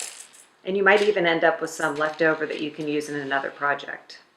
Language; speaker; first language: English; native; English